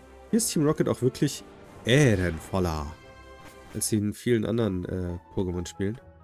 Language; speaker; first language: German; native; German